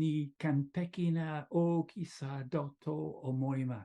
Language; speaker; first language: Japanese; non-native, learner; English